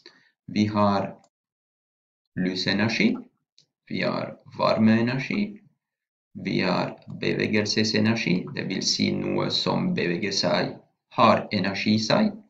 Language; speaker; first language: Norwegian; non-native, fluent; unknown